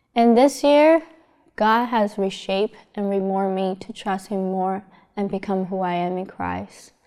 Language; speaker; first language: English; non-native, fluent; Chinese